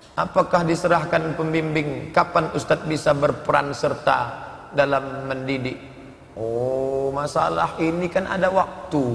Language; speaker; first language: Indonesian; native; Indonesian